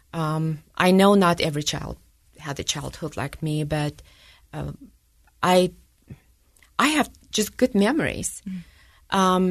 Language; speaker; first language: English; non-native, fluent; Russian